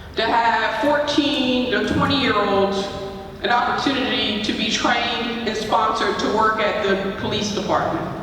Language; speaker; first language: English; native; English